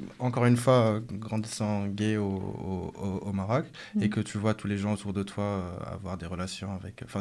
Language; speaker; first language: French; non-native, local second language; Arabic